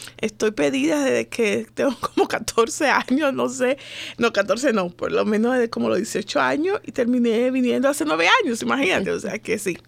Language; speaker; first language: Spanish; native; Spanish